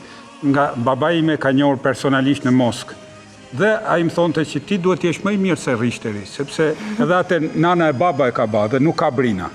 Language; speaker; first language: Albanian; native; Albanian